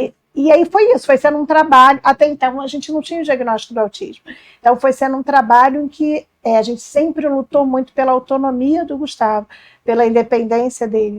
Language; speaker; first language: Portuguese; native; Portuguese